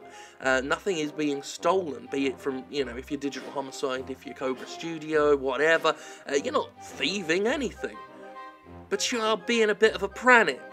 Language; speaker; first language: English; native; English